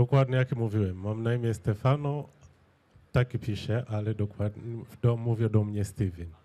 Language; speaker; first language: Polish; non-native, fluent; Swahili